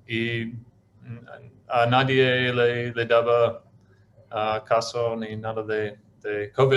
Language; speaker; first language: Spanish; non-native, fluent; English